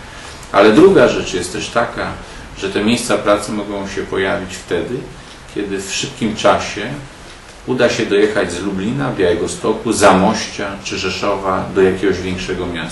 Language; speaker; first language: Polish; native; Polish